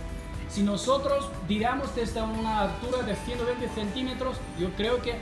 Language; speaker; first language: Spanish; non-native, fluent; Chinese